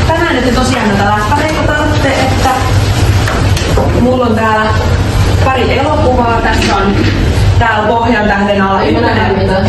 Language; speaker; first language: Finnish; native; Finnish